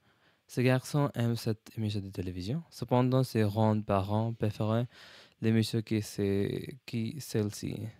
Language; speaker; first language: French; non-native, learner; English